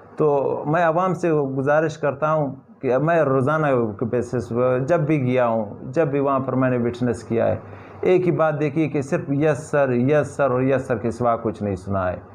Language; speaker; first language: Urdu; non-native, local second language; Pashto